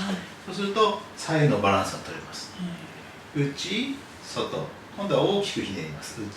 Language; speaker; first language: Japanese; native; Japanese